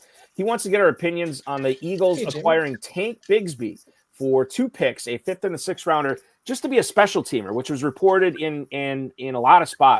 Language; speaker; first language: English; native; English